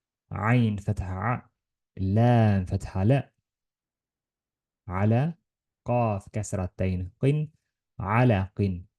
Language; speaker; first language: Arabic; non-native, learner; Estonian